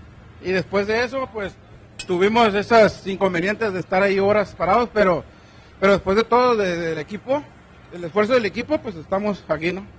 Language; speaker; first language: Spanish; native; Spanish